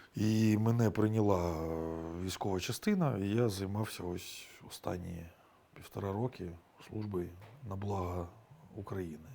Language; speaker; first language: Ukrainian; non-native, local second language; Russian